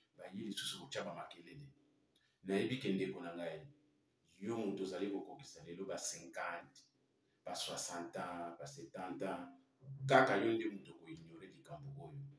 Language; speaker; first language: Lingala; non-native, local second language; Kongo